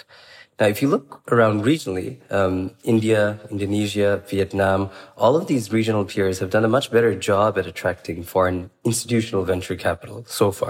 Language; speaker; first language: English; non-native, local second language; Bangla